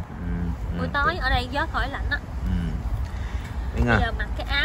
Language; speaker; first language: Vietnamese; native; Vietnamese